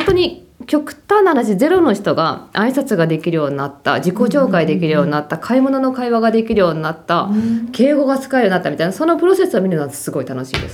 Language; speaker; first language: Japanese; native; Japanese